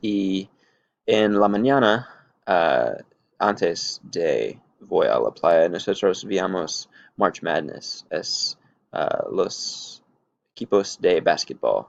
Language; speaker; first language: Spanish; non-native, learner; English